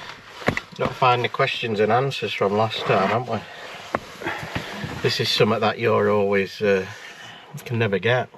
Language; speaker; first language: English; native; English